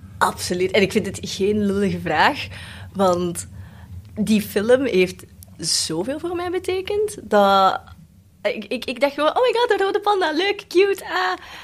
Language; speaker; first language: Dutch; early bilingual, other home language; Cantonese